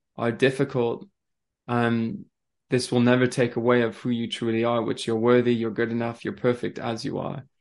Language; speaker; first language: English; early bilingual, other home language; French